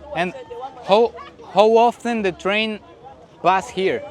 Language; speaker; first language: English; non-native, learner; Spanish